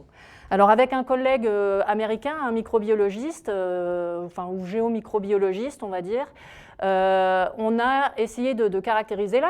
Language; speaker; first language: French; native; French